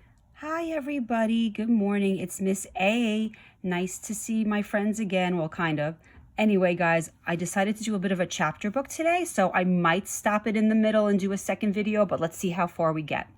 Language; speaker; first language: English; native; English